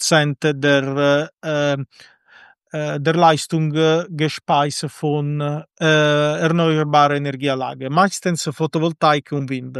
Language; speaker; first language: German; non-native, fluent; Italian